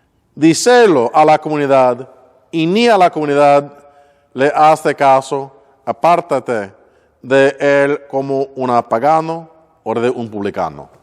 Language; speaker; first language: Spanish; non-native, learner; English